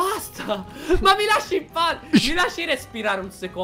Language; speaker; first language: Italian; native; Italian